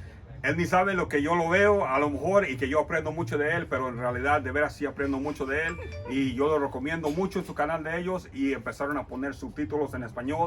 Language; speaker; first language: Spanish; early bilingual, heritage; Spanish